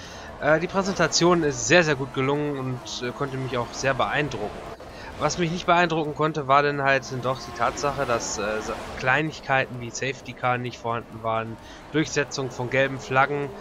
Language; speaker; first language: German; native; German